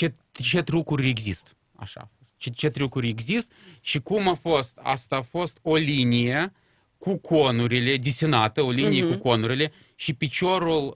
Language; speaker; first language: Romanian; non-native, local second language; Russian